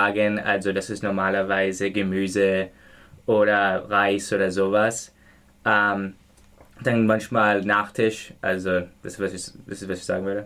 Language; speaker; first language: German; non-native, learner; English